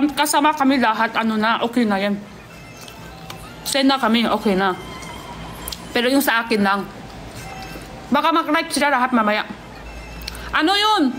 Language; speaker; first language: Filipino; non-native, learner; Chinese